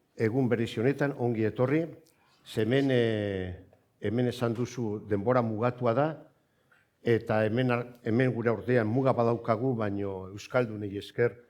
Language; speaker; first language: Basque; non-native, local second language; Spanish